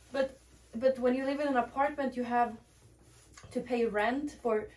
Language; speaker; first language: English; non-native, fluent; Swedish